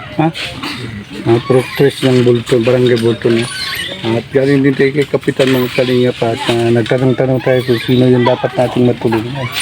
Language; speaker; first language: Filipino; non-native, local second language; Cebuano